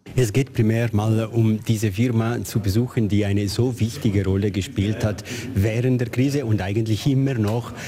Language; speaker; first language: German; native; German